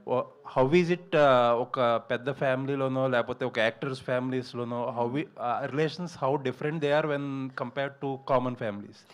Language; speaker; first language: Telugu; native; Telugu